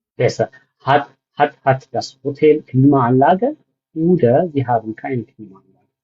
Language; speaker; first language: German; non-native, fluent; Amharic